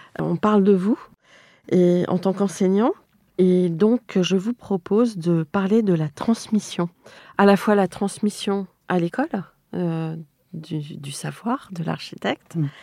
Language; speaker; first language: French; native; French